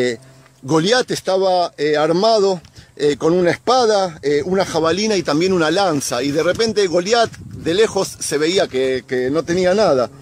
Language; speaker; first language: Spanish; native; Spanish